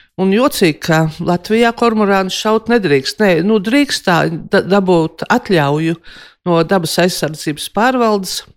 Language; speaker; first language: Latvian; native; Latvian